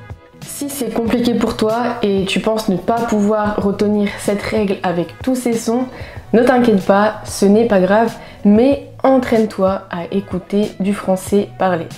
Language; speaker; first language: French; native; French